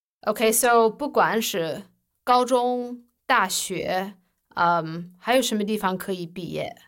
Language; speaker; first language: Chinese; non-native, learner; English